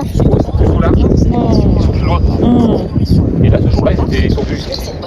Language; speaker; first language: French; native; French